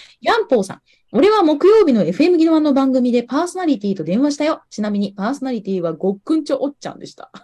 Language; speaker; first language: Japanese; native; Japanese